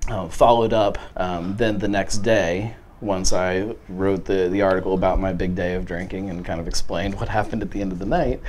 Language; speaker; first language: English; native; English